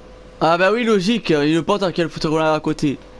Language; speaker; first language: French; native; French